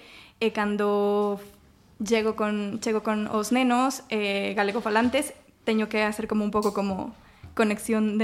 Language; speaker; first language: Galician; non-native, local second language; Spanish